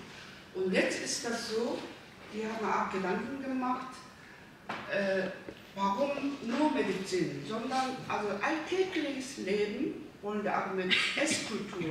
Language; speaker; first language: German; non-native, learner; Korean